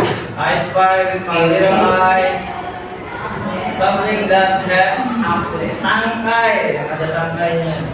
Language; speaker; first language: English; non-native, local second language; Javanese